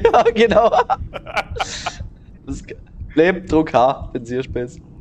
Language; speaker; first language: German; native; German